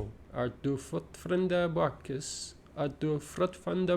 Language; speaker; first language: Swedish; non-native, learner; English